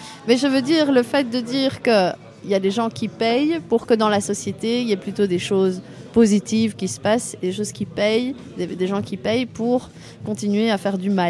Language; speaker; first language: French; native; French